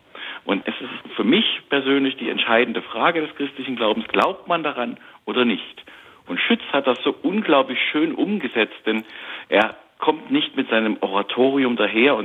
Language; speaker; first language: German; native; German